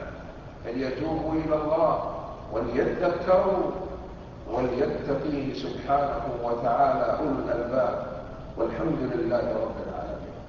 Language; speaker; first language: Arabic; native; Arabic